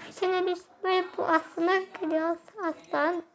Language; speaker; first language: Turkish; early bilingual, heritage; Turkish